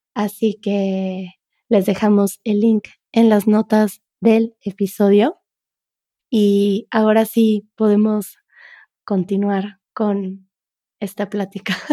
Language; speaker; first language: Spanish; native; Spanish